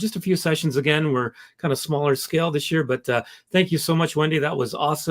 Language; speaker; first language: English; native; English